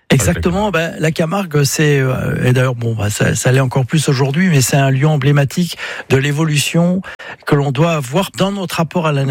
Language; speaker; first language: French; native; French